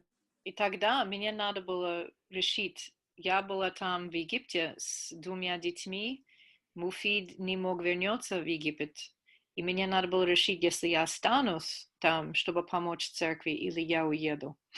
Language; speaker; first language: Russian; non-native, fluent; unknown